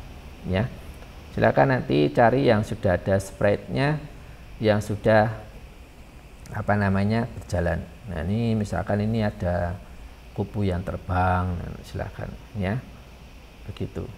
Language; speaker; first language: Indonesian; native; Indonesian